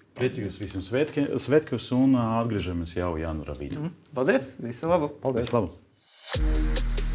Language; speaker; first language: Latvian; native; Latvian